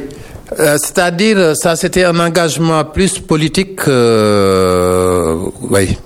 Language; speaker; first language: French; non-native, local second language; Wolof